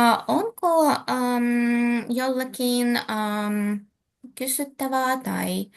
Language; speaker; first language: Finnish; non-native, learner; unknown